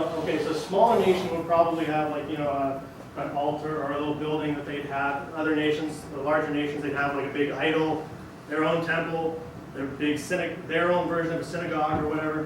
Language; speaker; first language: English; native; English